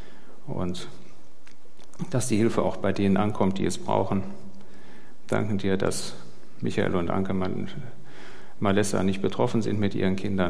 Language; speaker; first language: German; native; German